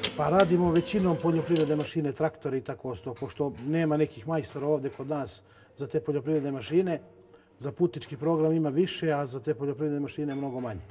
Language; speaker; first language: Serbian; native; Serbian